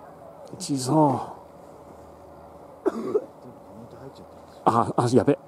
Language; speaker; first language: Japanese; native; Japanese